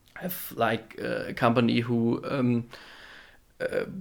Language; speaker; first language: English; non-native, fluent; German